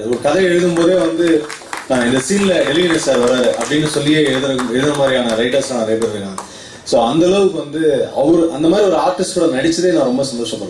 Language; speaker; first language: Tamil; native; Tamil